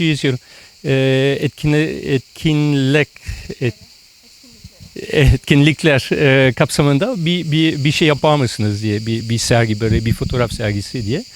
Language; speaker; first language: Turkish; non-native, fluent; French